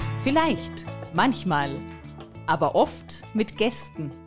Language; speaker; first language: German; native; German